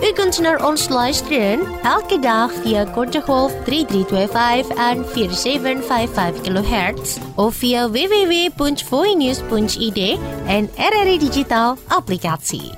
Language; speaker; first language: Dutch; non-native, fluent; Indonesian